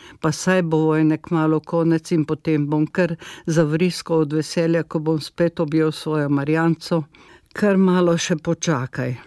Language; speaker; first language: Slovenian; native; Slovenian